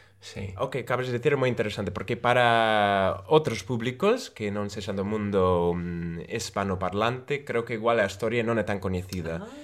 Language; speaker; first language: Galician; non-native, local second language; Spanish